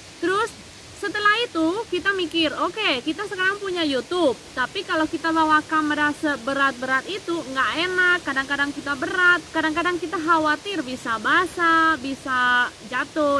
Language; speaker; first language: Indonesian; non-native, fluent; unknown